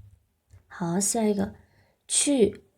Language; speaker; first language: Chinese; non-native, fluent; Mongolian